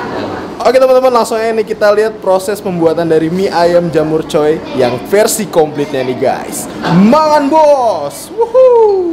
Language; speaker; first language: Indonesian; native; Indonesian